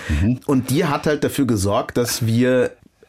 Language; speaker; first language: German; early bilingual, other home language; Arabic